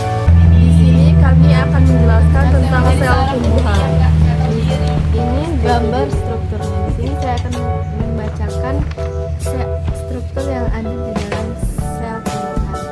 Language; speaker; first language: Indonesian; native; Indonesian